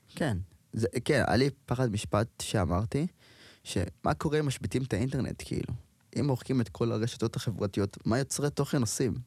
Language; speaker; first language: Hebrew; native; Hebrew